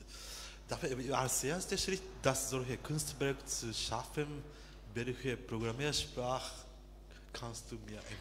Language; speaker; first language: German; non-native, learner; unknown